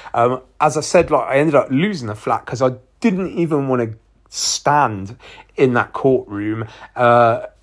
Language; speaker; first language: English; native; English